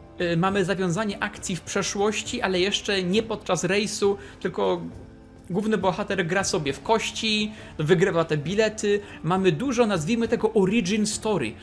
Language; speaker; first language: Polish; native; Polish